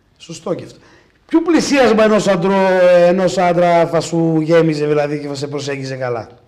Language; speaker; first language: Greek; native; Greek